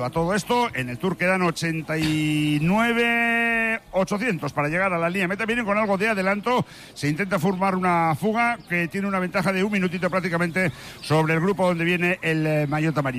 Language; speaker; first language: Spanish; native; Spanish